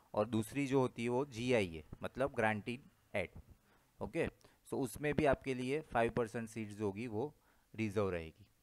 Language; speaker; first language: Hindi; non-native, local second language; Gujarati